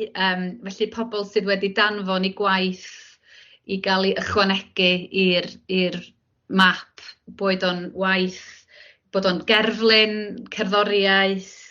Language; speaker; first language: Welsh; native; Welsh